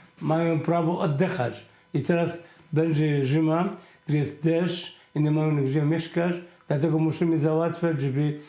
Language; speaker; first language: Polish; non-native, fluent; Arabic